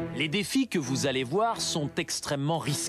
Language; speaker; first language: French; native; French